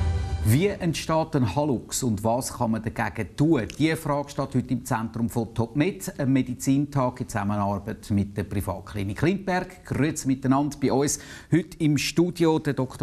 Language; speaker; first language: German; native; German